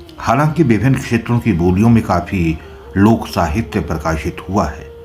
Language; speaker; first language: Hindi; native; Hindi